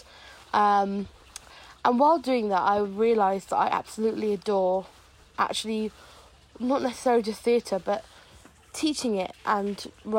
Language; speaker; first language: English; native; English